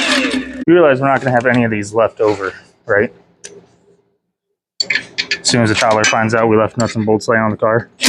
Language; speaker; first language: English; native; English